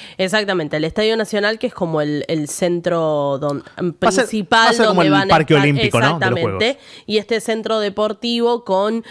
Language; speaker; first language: Spanish; native; Spanish